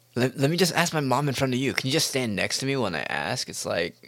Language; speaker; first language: English; native; English